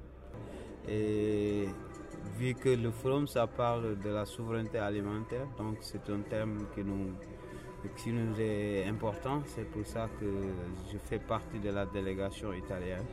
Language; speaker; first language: French; non-native, local second language; Wolof